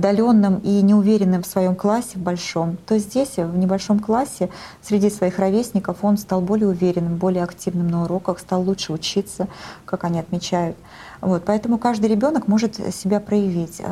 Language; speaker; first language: Russian; native; Russian